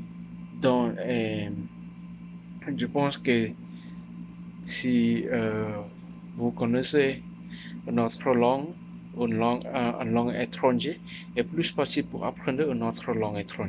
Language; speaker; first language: French; non-native, learner; Chinese